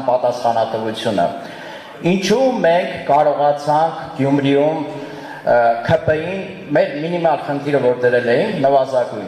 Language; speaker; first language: Armenian; native; Armenian